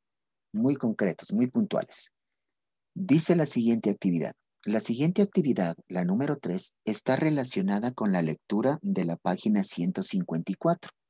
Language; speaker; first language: Spanish; native; Spanish